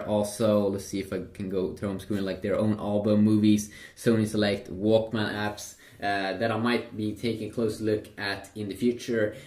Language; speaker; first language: English; non-native, fluent; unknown